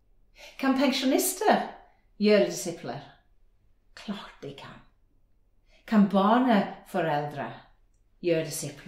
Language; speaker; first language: Norwegian; non-native, fluent; English